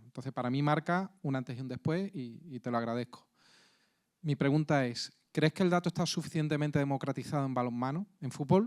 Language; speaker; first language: Spanish; native; Spanish